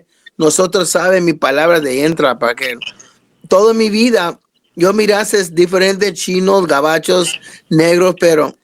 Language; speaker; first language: Spanish; non-native, learner; English